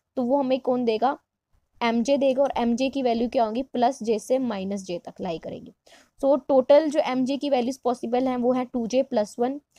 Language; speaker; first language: Hindi; non-native, local second language; Punjabi